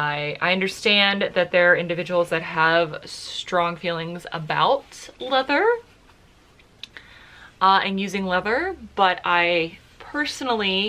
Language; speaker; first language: English; native; English